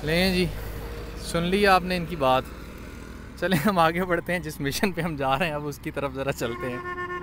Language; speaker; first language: Urdu; non-native, local second language; Punjabi